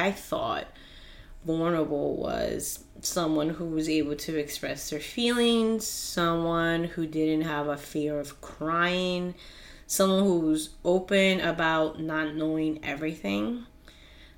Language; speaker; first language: English; non-native, fluent; Spanish